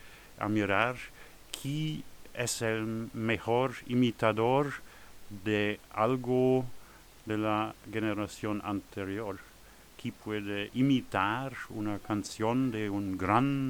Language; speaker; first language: Spanish; non-native, learner; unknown